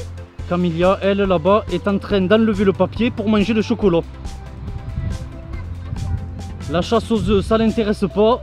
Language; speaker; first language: French; native; French